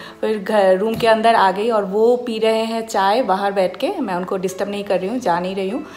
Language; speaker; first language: Hindi; native; Hindi